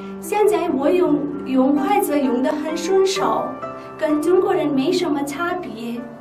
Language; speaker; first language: Chinese; non-native, fluent; Nepali